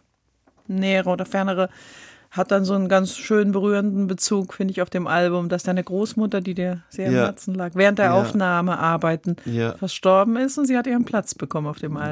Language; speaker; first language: German; native; German